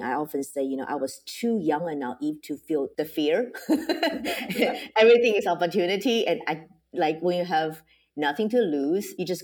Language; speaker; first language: English; non-native, fluent; Chinese